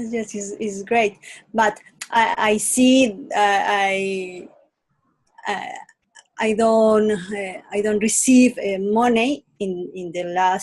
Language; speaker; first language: English; non-native, learner; Spanish